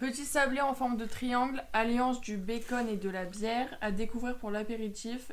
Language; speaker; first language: French; native; French